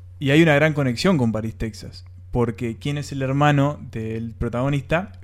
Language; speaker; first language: Spanish; native; Spanish